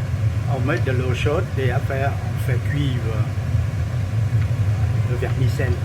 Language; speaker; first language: French; non-native, fluent; Vietnamese